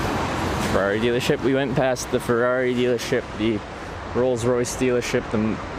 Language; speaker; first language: English; native; English